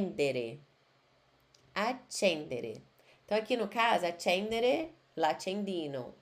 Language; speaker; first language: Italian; non-native, fluent; Portuguese